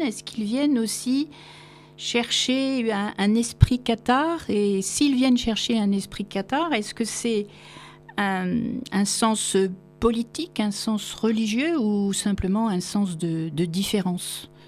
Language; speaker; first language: French; native; French